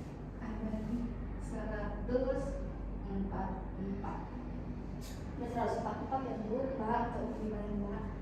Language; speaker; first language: Indonesian; native; Indonesian